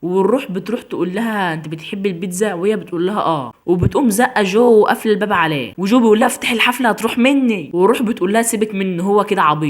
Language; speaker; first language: Arabic; native; Arabic